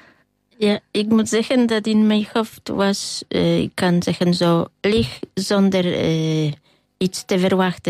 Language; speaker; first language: Dutch; non-native, fluent; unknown